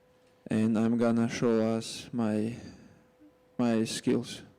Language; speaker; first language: English; non-native, learner; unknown